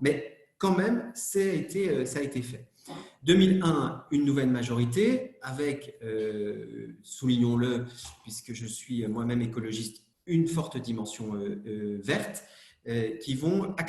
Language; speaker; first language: French; native; French